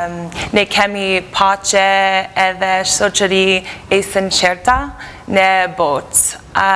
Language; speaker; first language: Albanian; non-native, learner; English